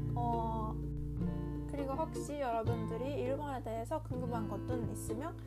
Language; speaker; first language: Korean; non-native, fluent; Japanese